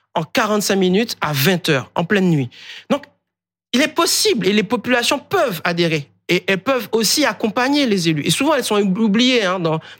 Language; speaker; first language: French; native; French